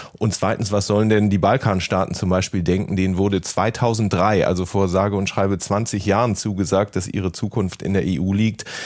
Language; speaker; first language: German; native; German